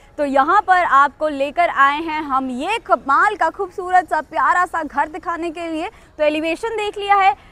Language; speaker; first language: Hindi; native; Hindi